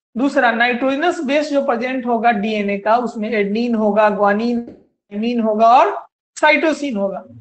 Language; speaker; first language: Hindi; native; Hindi